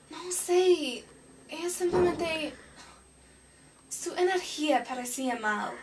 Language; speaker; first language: Spanish; non-native, learner; English